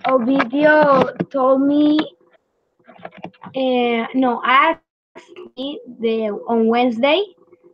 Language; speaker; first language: English; non-native, learner; Spanish